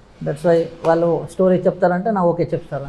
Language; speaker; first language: Telugu; non-native, local second language; Kannada